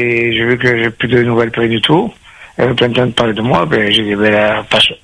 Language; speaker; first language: French; native; French